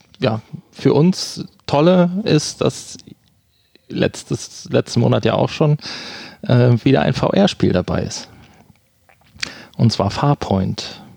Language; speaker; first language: German; native; German